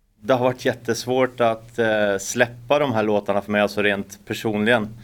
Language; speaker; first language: Swedish; native; Swedish